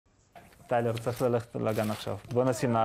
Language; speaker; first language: Hebrew; native; Hebrew